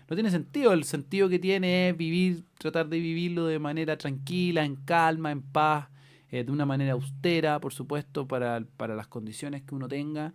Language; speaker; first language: Spanish; native; Spanish